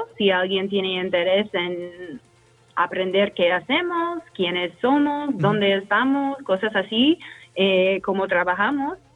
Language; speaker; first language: Spanish; non-native, fluent; English